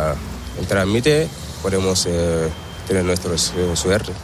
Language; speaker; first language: Spanish; non-native, learner; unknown